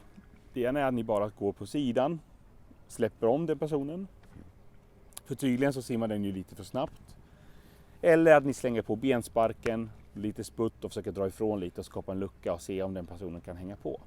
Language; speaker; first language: Swedish; native; Swedish